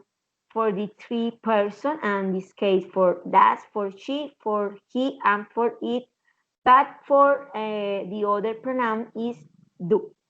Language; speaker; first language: English; non-native, learner; Spanish